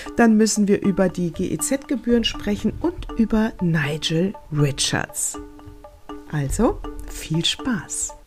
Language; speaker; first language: German; native; German